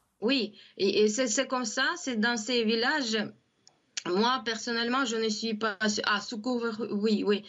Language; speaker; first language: French; non-native, fluent; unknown